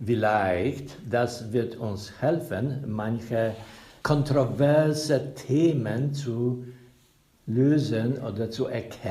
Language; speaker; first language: German; non-native, fluent; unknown